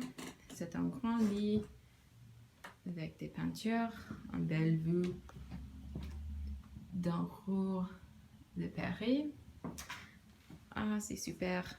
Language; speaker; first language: French; non-native, learner; English